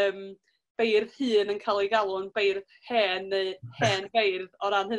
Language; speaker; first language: Welsh; native; Welsh